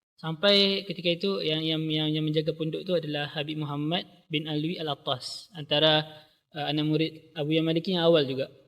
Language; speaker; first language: Malay; native; Malay